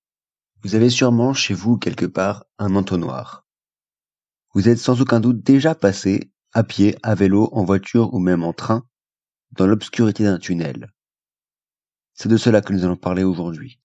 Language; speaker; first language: French; native; French